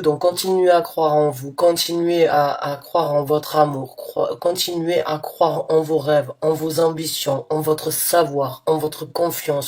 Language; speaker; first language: French; native; French